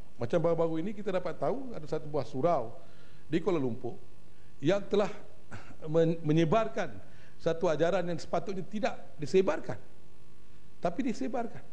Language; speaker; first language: Malay; native; Malay